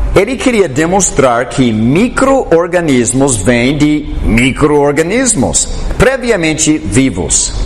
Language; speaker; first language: Portuguese; non-native, fluent; English